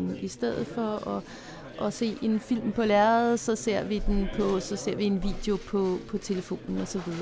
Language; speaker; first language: Danish; native; Danish